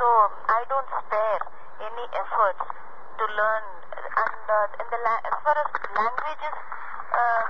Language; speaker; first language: English; non-native, local second language; Tamil